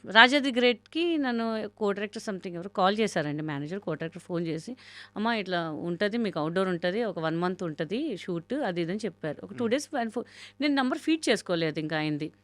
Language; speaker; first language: Telugu; non-native, local second language; Hindi